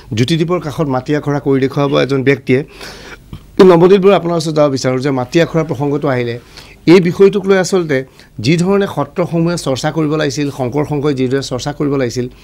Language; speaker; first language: Assamese; native; Assamese